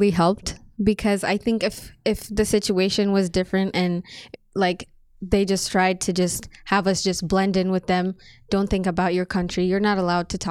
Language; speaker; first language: English; non-native, fluent; Amharic